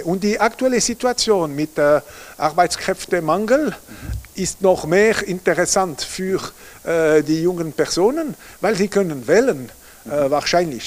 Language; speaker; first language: German; non-native, local second language; French